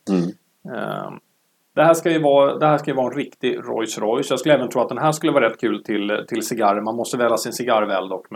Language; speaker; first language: Swedish; native; Swedish